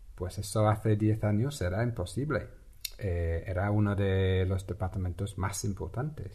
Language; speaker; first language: Spanish; non-native, fluent; English